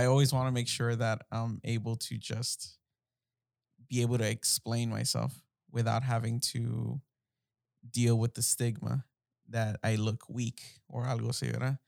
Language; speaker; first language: English; early bilingual, other home language; Spanish